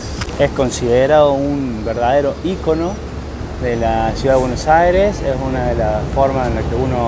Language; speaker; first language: Spanish; native; Spanish